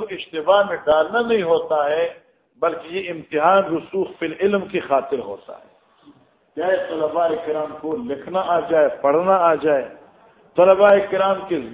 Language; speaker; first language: Urdu; non-native, local second language; Northern Hindko